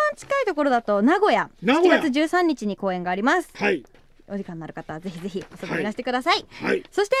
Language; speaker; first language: Japanese; native; Japanese